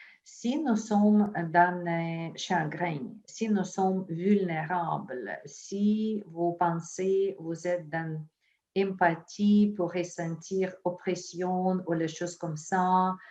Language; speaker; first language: French; non-native, fluent; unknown